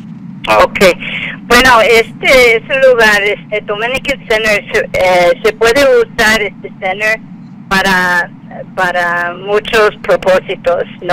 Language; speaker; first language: Spanish; non-native, fluent; English